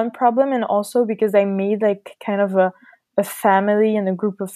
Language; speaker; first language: English; non-native, fluent; French